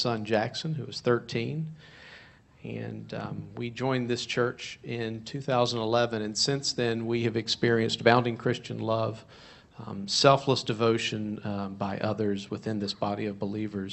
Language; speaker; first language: English; native; English